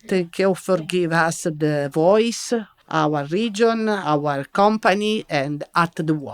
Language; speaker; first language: English; non-native, learner; Italian